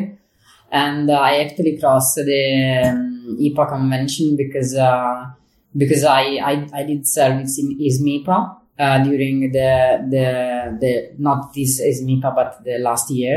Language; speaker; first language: English; non-native, fluent; Italian